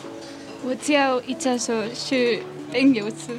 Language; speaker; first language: Chinese; non-native, learner; Spanish